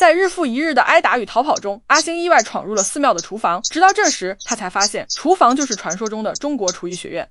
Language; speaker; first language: Chinese; native; Chinese